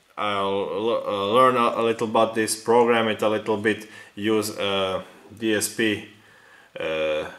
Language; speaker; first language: English; non-native, fluent; Serbian